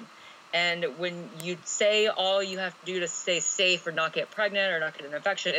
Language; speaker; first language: English; native; English